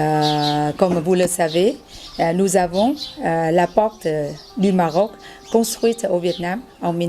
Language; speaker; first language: French; non-native, fluent; Vietnamese